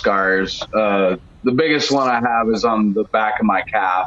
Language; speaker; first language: English; native; English